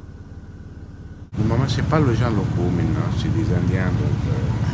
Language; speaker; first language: French; non-native, fluent; Arabic